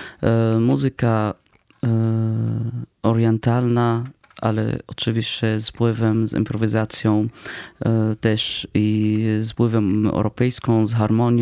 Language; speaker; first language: Polish; non-native, fluent; Arabic